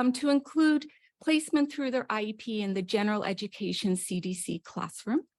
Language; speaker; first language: English; native; English